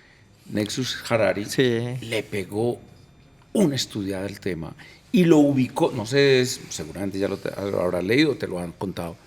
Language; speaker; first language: Spanish; native; Spanish